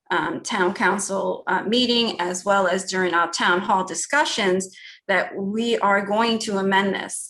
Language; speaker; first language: English; early bilingual, other home language; Spanish